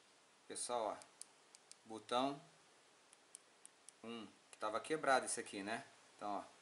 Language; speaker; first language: Portuguese; native; Portuguese